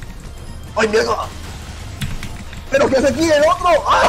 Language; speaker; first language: Spanish; native; Spanish